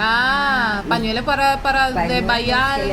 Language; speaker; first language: Spanish; early bilingual, heritage; English